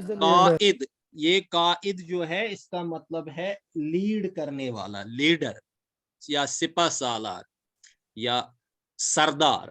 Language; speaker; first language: Urdu; non-native, local second language; Kashmiri